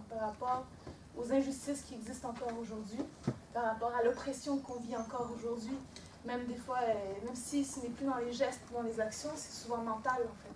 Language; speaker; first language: French; non-native, local second language; Innu-aimun